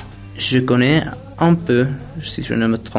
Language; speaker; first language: French; non-native, fluent; Spanish